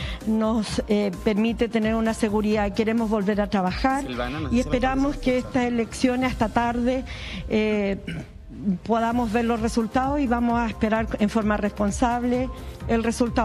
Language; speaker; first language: Spanish; native; Spanish